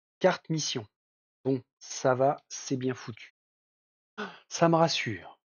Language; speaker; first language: French; native; French